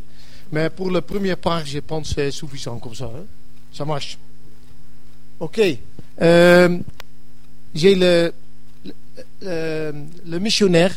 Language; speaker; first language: French; non-native, learner; English